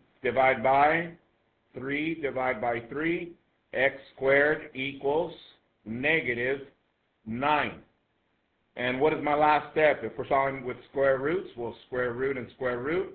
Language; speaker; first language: English; native; English